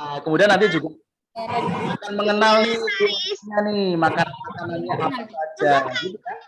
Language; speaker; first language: Indonesian; native; Indonesian